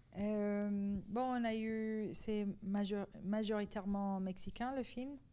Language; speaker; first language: French; non-native, fluent; Persian